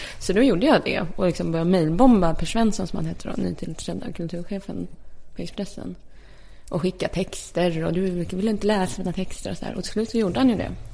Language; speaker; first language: Swedish; early bilingual, other home language; Polish